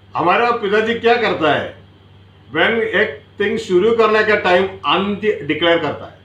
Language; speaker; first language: Hindi; non-native, local second language; Malayalam